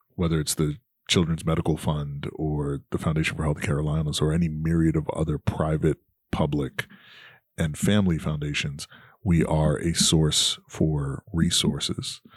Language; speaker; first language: English; native; English